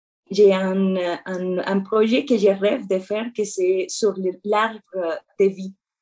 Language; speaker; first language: French; non-native, fluent; Spanish